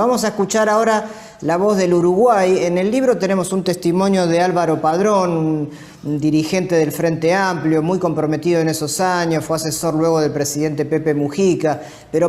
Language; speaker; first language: Spanish; native; Spanish